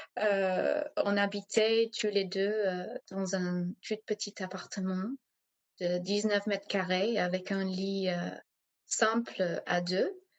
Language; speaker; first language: French; non-native, fluent; English